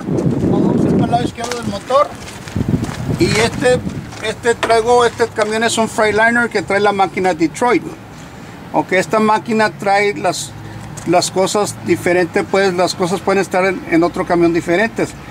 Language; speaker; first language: Spanish; early bilingual, heritage; Spanish